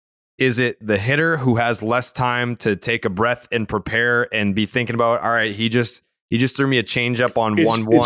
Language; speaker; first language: English; native; English